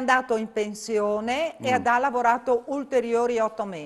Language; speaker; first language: Italian; native; Italian